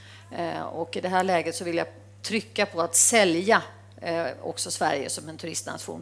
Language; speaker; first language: Swedish; native; Swedish